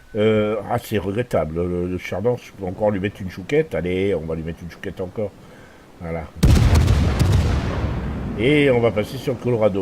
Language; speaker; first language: French; native; French